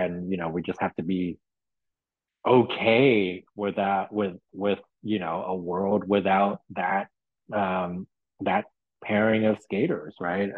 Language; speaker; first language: English; non-native, local second language; Cantonese